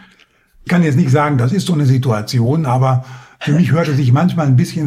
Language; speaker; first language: German; native; German